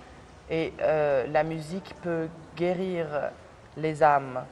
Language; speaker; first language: French; early bilingual, other home language; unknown